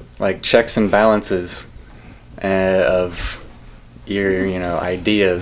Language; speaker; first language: English; native; English